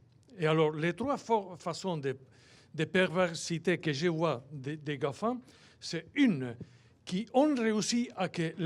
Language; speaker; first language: French; non-native, fluent; Spanish